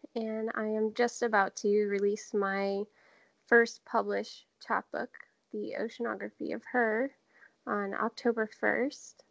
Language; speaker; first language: English; native; English